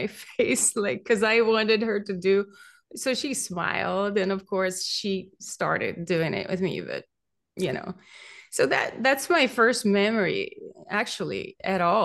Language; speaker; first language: English; non-native, fluent; Portuguese